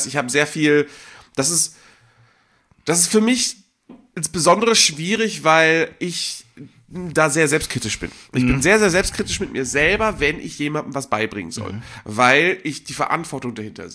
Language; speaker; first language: German; native; German